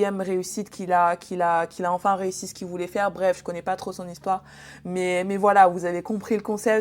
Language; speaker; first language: French; native; French